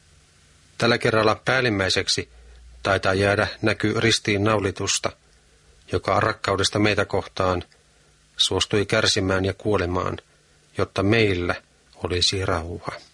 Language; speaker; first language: Finnish; native; Finnish